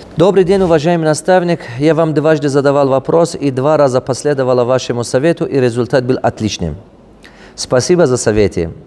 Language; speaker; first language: Russian; non-native, local second language; Tajik